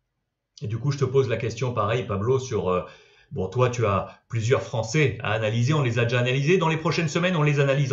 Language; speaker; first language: French; native; French